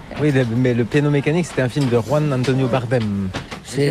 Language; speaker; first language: French; native; French